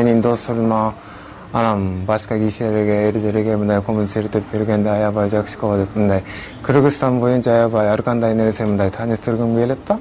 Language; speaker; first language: Kyrgyz; non-native, learner; Japanese